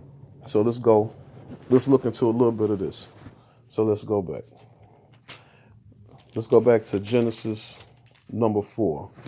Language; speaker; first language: English; native; English